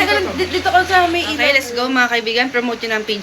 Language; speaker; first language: Filipino; native; Filipino